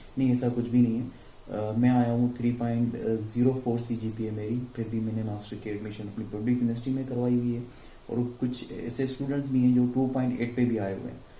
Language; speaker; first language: Urdu; non-native, local second language; Sindhi